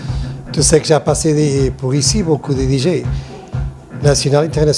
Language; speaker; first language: French; non-native, learner; Portuguese